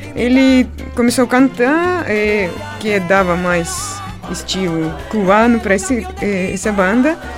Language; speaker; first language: Portuguese; non-native, fluent; Russian